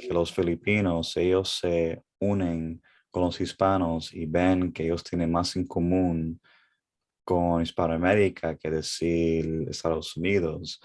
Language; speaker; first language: Spanish; early bilingual, heritage; English